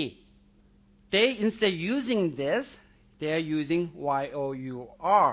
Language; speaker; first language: English; non-native, fluent; Korean